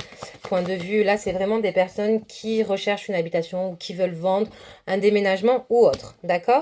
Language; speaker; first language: French; native; French